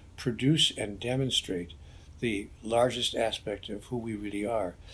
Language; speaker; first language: English; native; English